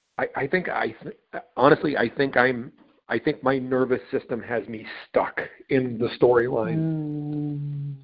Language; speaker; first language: English; native; English